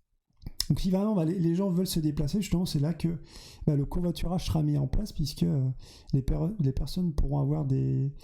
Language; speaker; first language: French; native; French